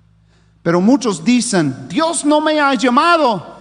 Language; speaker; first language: Spanish; non-native, fluent; English